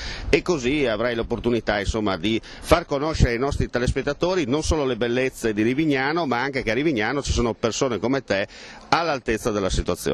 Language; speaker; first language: Italian; native; Italian